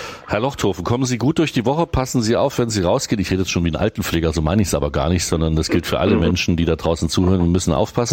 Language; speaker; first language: German; native; German